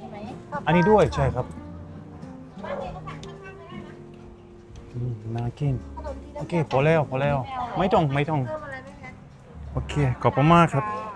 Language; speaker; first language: Thai; non-native, learner; Russian